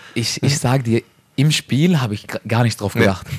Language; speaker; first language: German; non-native, fluent; Norwegian